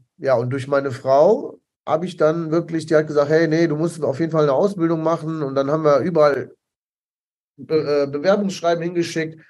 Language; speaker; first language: German; early bilingual, other home language; Italian